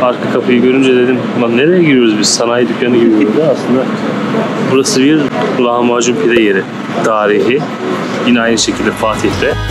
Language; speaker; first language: Turkish; native; Turkish